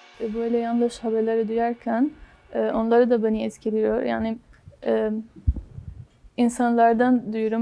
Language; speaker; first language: Turkish; non-native, learner; Arabic